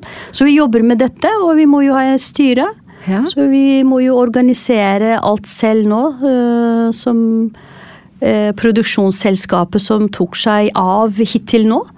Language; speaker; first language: Norwegian; non-native, fluent; Turkish